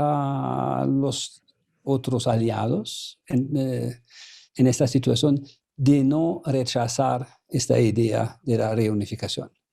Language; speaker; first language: Spanish; non-native, fluent; German